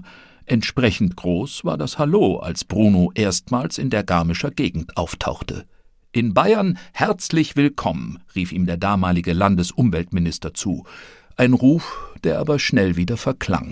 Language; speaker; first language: German; native; German